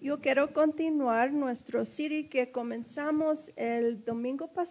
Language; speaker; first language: Spanish; early bilingual, heritage; English